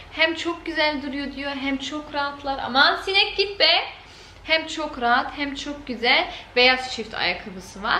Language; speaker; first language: Turkish; early bilingual, heritage; Turkish